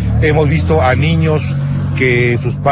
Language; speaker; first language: Spanish; native; Spanish